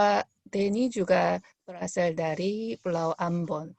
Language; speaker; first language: Indonesian; non-native, fluent; Korean